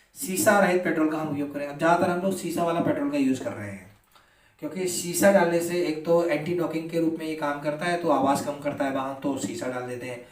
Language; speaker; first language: Hindi; native; Hindi